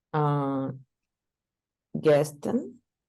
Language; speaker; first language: German; non-native, learner; Portuguese